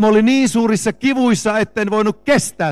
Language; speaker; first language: Finnish; native; Finnish